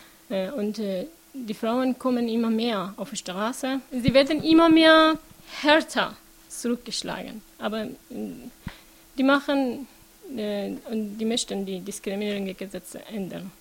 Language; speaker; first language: German; non-native, learner; Persian